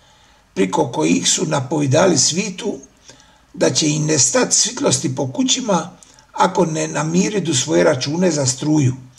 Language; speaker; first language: Serbian; native; Serbian